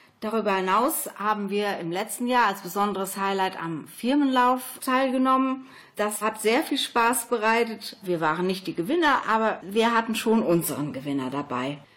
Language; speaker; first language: German; native; German